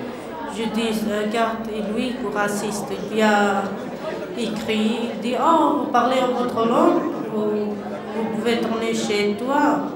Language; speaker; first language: French; non-native, learner; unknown